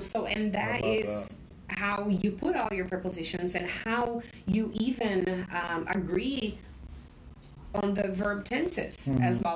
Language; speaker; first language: English; non-native, fluent; Portuguese